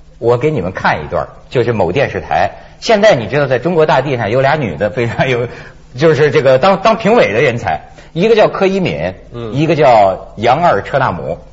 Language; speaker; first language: Chinese; native; Chinese